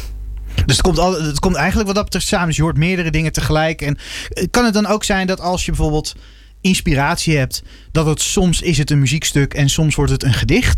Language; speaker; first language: Dutch; native; Dutch